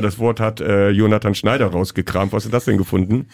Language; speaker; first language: German; native; German